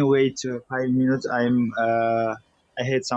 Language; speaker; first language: English; non-native, learner; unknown